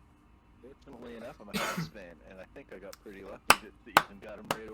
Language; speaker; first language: English; native; English